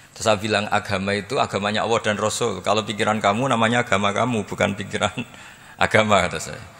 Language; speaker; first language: Indonesian; non-native, local second language; Javanese